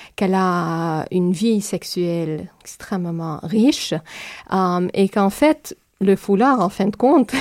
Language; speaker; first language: French; non-native, fluent; Arabic